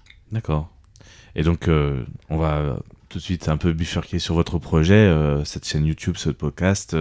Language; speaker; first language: French; native; French